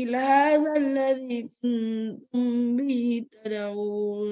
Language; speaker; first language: Arabic; non-native, learner; English